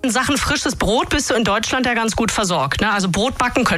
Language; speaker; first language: German; native; German